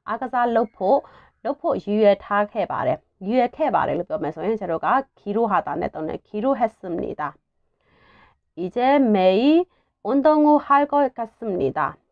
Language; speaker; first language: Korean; non-native, fluent; Burmese